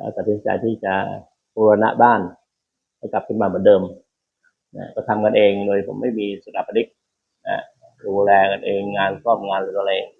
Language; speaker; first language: Thai; native; Thai